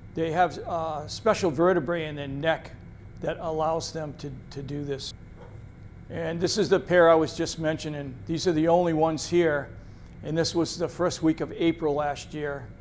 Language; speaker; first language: English; native; English